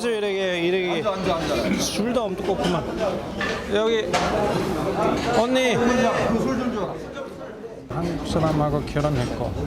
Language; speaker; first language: Korean; non-native, fluent; German